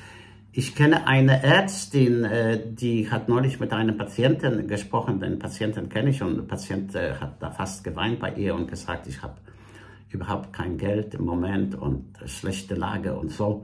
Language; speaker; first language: German; non-native, fluent; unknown